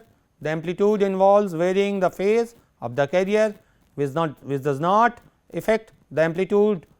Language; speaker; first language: English; non-native, local second language; Hindi